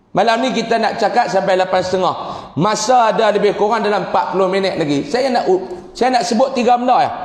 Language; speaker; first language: Malay; native; Malay